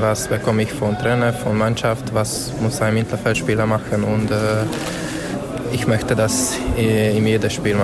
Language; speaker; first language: German; non-native, learner; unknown